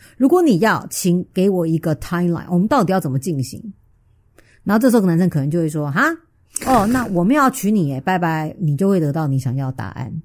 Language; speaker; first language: Chinese; native; Chinese